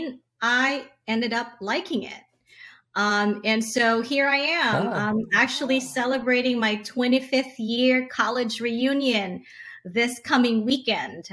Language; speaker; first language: English; non-native, local second language; Hiligaynon